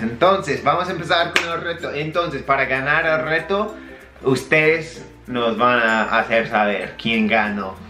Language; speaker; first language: Spanish; non-native, fluent; English